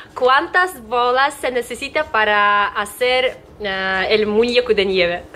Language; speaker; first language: Spanish; non-native, fluent; Russian